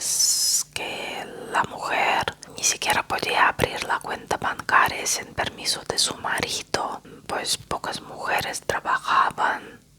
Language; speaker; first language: Spanish; non-native, fluent; Russian